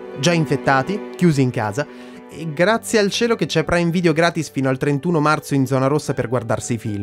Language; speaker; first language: Italian; native; Italian